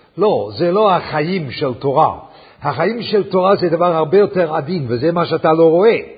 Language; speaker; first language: Hebrew; non-native, fluent; English